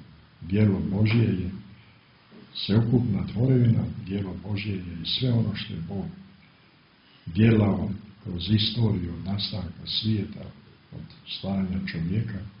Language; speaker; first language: Croatian; native; Croatian